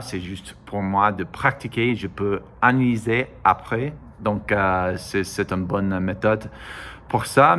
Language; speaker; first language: French; non-native, learner; English